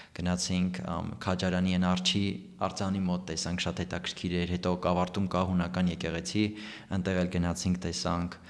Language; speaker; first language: Armenian; early bilingual, heritage; Armenian